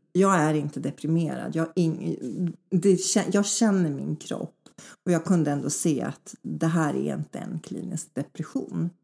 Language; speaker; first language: Swedish; early bilingual, other home language; Polish